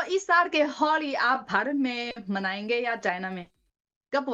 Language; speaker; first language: Hindi; non-native, learner; Chinese